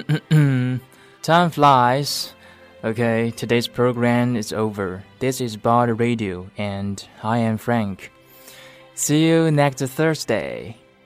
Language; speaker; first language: English; non-native, fluent; Chinese